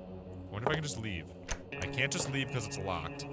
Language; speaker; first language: English; native; English